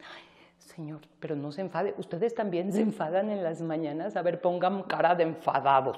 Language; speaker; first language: Spanish; native; Spanish